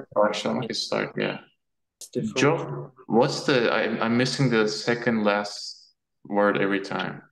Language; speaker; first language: English; non-native, fluent; Turkish